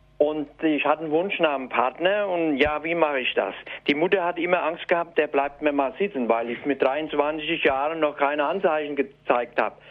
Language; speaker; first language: German; native; German